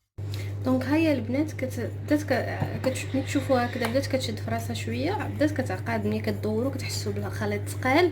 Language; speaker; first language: Arabic; native; Arabic